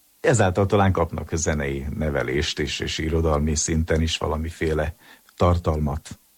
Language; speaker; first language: Hungarian; native; Hungarian